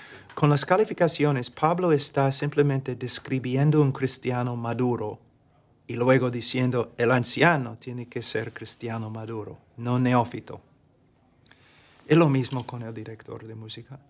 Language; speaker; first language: Spanish; non-native, fluent; English